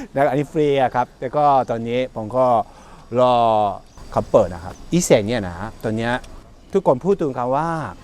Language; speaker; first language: Thai; native; Thai